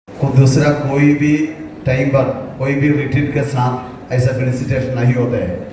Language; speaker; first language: Hindi; non-native, local second language; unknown